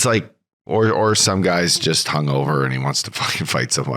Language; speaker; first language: English; native; English